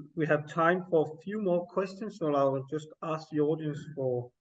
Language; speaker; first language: English; non-native, fluent; Danish